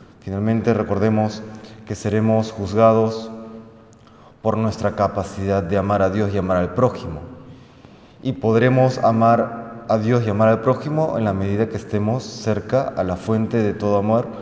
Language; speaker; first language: Spanish; native; Spanish